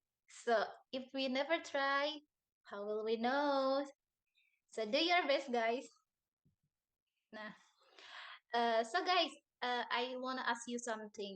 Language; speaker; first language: English; non-native, learner; Indonesian